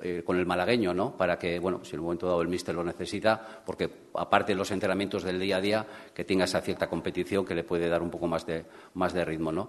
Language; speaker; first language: Spanish; native; Spanish